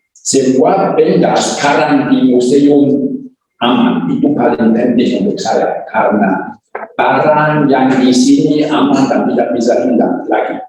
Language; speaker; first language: Indonesian; non-native, learner; German